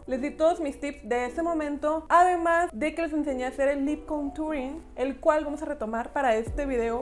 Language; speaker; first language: Spanish; native; Spanish